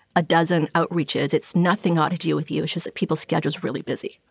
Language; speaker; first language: English; non-native, local second language; Cantonese